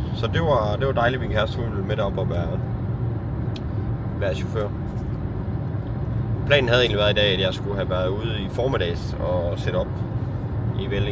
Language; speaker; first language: Danish; native; Danish